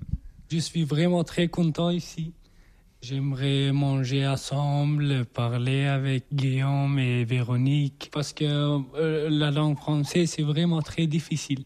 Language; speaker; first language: French; non-native, learner; Persian